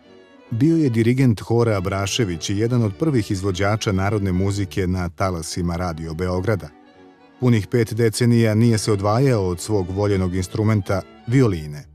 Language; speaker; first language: Bosnian; native; Bosnian